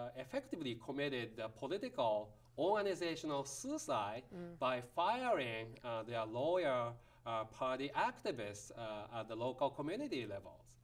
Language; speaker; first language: English; non-native, fluent; Japanese